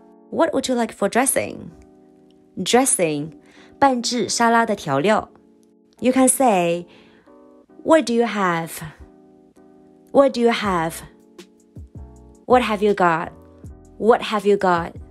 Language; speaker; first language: English; non-native, fluent; Chinese